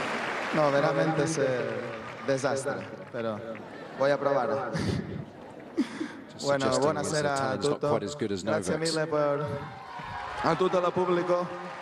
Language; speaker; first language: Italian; non-native, learner; Spanish